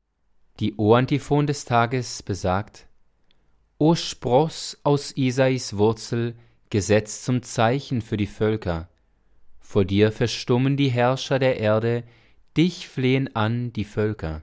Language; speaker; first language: German; native; German